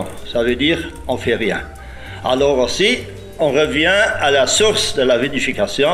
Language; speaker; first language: French; non-native, local second language; Luxembourgish